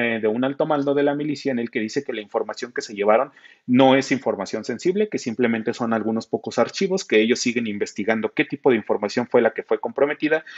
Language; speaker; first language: Spanish; native; Spanish